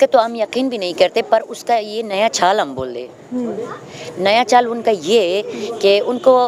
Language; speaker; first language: Hindi; non-native, fluent; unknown